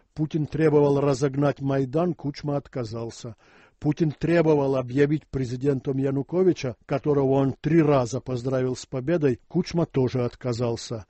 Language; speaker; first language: Russian; non-native, local second language; Ukrainian